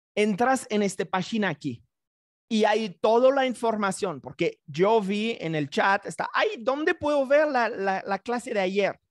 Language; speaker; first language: Spanish; non-native, fluent; English